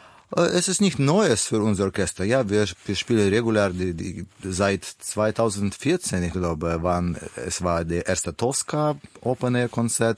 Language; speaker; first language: German; non-native, learner; Russian